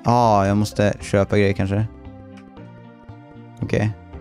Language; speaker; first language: Swedish; native; Swedish